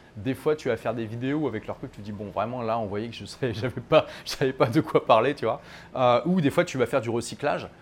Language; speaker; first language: French; native; French